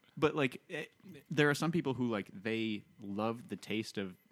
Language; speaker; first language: English; native; English